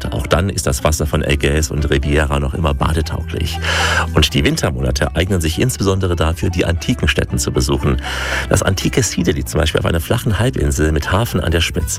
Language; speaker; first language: German; native; German